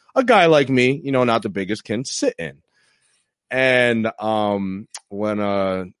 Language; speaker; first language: English; native; English